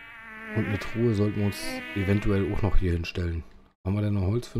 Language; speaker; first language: German; native; German